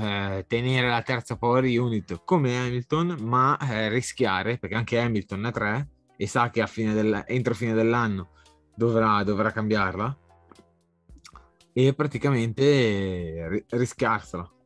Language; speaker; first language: Italian; native; Italian